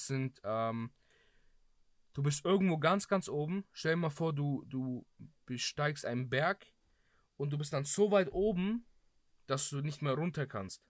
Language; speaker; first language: German; early bilingual, other home language; Greek